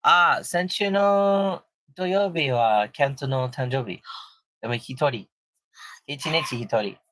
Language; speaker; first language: Japanese; non-native, learner; English